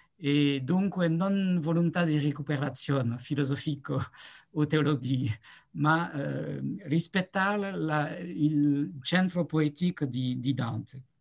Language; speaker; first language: Italian; non-native, learner; French